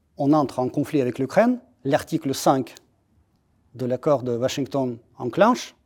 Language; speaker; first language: French; non-native, fluent; Russian